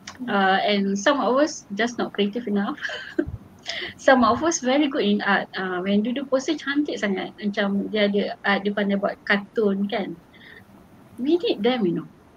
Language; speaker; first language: English; non-native, local second language; Malay